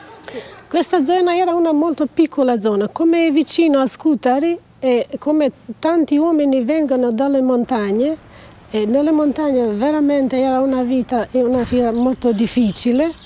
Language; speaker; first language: Italian; non-native, fluent; Albanian